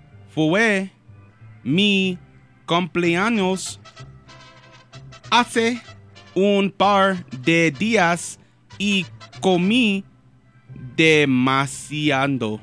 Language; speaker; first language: Spanish; non-native, learner; English